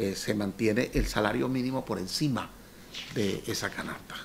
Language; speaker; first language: Spanish; native; Spanish